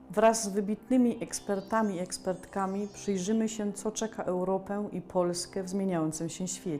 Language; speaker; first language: Polish; native; Polish